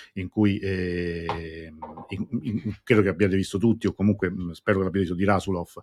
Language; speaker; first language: Italian; native; Italian